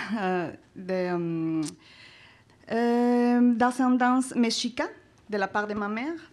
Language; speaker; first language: French; non-native, fluent; Spanish